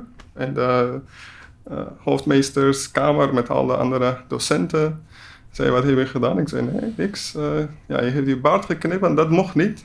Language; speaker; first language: Dutch; non-native, learner; Persian